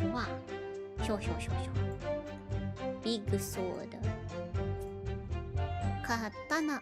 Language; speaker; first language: Japanese; non-native, learner; Filipino